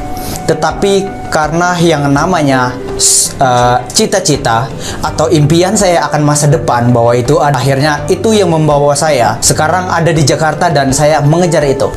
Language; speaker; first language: Indonesian; non-native, local second language; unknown